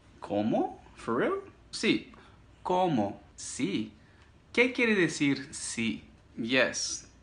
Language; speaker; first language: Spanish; non-native, fluent; English